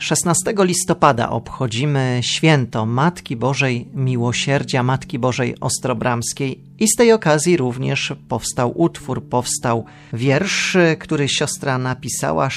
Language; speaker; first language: Polish; native; Polish